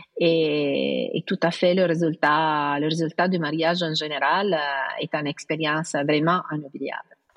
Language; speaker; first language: French; non-native, fluent; Italian